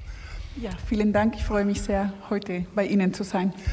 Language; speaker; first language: German; non-native, fluent; Spanish